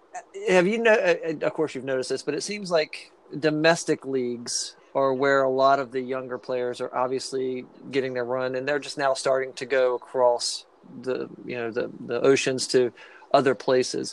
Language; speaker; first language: English; native; English